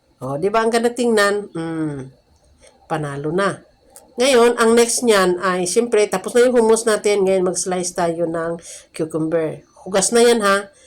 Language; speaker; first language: Filipino; native; Filipino